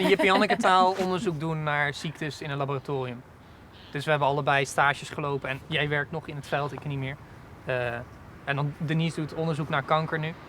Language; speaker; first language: Dutch; native; Dutch